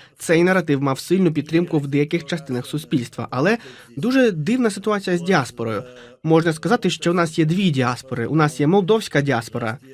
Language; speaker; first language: Ukrainian; non-native, fluent; Romanian